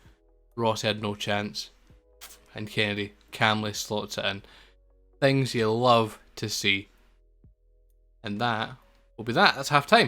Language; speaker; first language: English; native; English